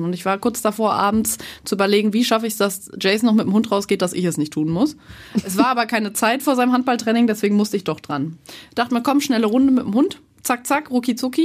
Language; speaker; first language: German; native; German